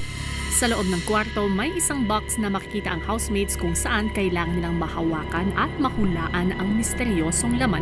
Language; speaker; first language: Filipino; native; Filipino